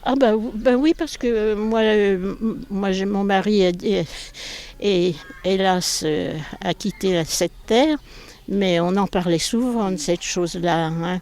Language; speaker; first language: French; native; French